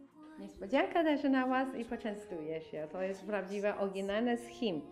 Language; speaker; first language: Polish; non-native, learner; Chinese